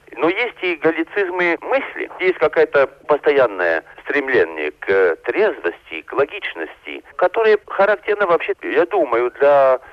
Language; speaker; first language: Russian; non-native, fluent; French